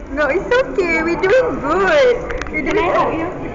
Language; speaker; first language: English; non-native, local second language; Malay